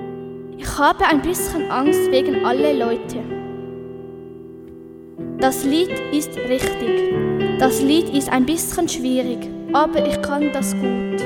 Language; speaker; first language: German; non-native, learner; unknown